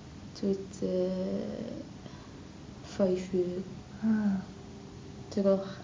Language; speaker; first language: Dutch; non-native, learner; Arabic